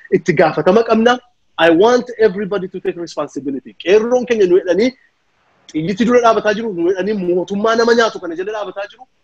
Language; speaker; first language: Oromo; native; Oromo